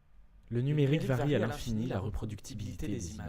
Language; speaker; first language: French; native; French